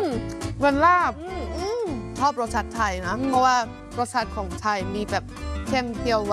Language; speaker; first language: Thai; non-native, fluent; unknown